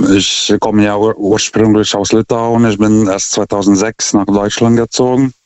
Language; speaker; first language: German; non-native, fluent; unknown